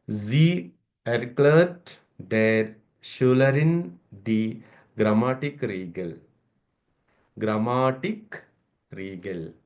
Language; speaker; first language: German; non-native, learner; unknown